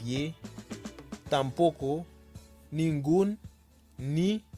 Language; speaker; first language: Spanish; non-native, learner; Haitian Creole